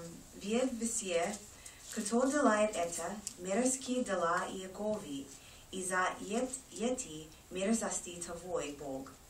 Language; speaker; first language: Russian; non-native, learner; English